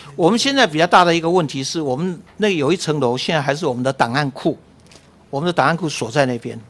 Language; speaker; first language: Chinese; native; Chinese